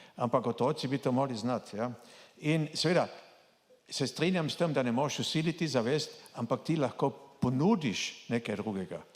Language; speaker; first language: Slovenian; native; Slovenian